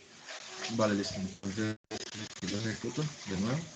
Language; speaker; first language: Spanish; native; Spanish